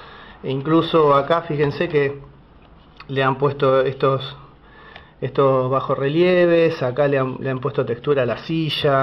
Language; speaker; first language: Spanish; native; Spanish